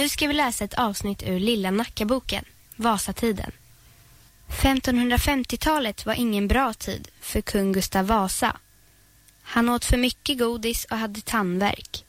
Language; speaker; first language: Swedish; native; Swedish